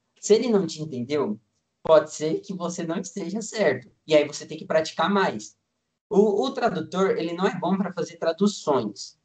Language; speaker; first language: Portuguese; native; Portuguese